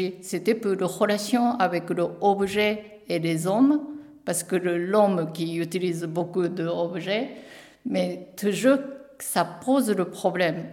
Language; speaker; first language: French; non-native, learner; Japanese